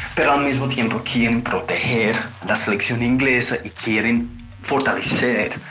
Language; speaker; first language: Spanish; non-native, fluent; English